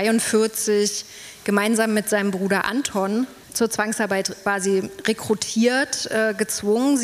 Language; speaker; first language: German; native; German